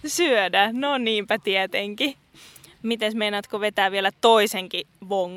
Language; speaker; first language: Finnish; native; Finnish